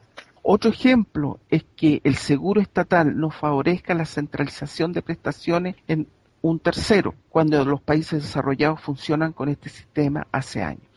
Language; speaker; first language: Spanish; native; Spanish